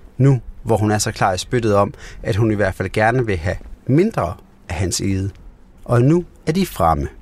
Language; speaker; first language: Danish; native; Danish